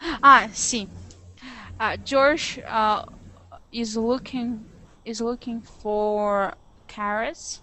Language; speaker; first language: English; non-native, learner; Russian